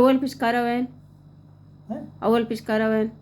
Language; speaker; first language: Arabic; non-native, learner; Malayalam